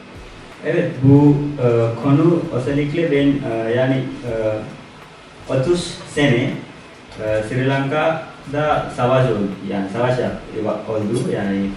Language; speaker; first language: Turkish; non-native, learner; Sinhala